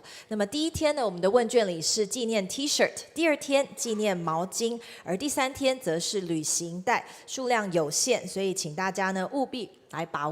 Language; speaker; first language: Chinese; native; Chinese